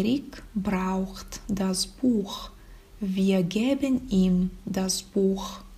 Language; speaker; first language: German; non-native, fluent; Bulgarian